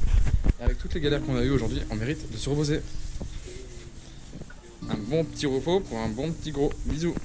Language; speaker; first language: French; native; French